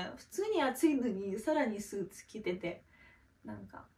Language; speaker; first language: Japanese; non-native, fluent; Russian